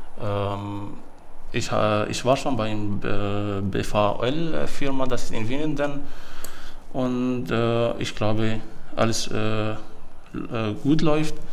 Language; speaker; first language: German; non-native, learner; Arabic